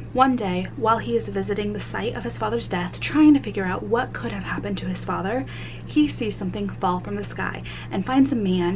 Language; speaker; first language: English; native; English